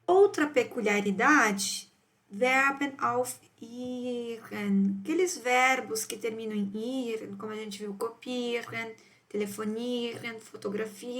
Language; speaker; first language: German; non-native, fluent; Portuguese